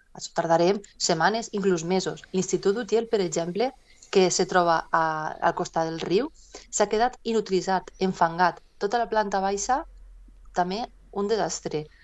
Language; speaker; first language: Catalan; non-native, local second language; Spanish